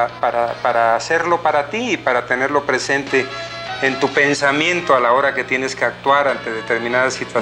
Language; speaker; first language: Spanish; native; Spanish